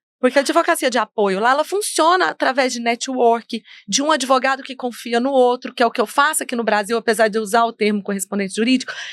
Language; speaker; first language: Portuguese; native; Portuguese